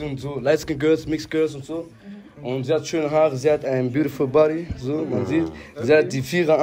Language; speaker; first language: German; native; German